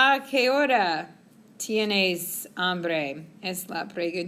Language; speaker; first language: Spanish; non-native, fluent; English